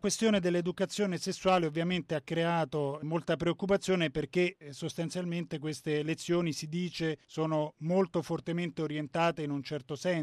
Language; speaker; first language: Italian; native; Italian